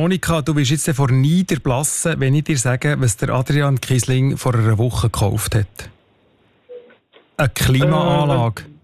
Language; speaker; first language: German; native; German